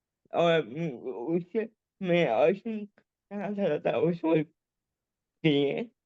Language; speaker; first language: Hindi; early bilingual, heritage; Hindi